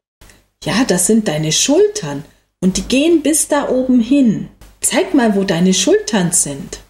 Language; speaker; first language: German; native; German